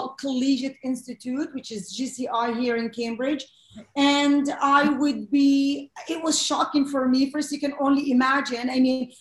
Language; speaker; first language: English; non-native, fluent; Arabic